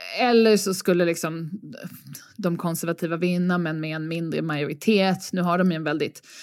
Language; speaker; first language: Swedish; native; Swedish